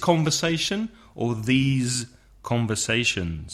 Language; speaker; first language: English; native; English